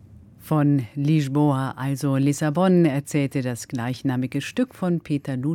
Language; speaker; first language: German; native; German